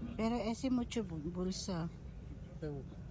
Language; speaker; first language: Spanish; non-native, learner; Filipino